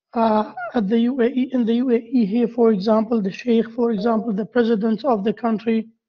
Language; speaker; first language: English; non-native, fluent; Arabic